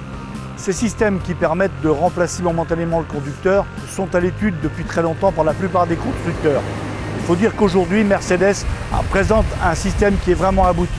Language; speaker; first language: French; native; French